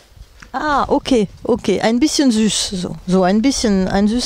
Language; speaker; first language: German; non-native, fluent; French